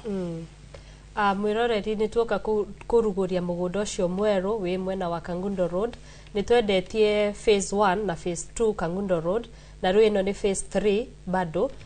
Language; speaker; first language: Kikuyu; native; Kikuyu